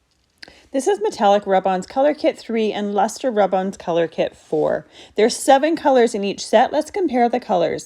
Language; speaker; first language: English; native; English